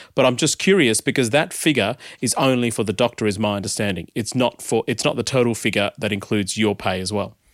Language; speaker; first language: English; native; English